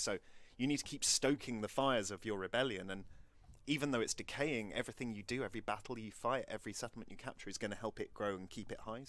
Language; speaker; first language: English; native; English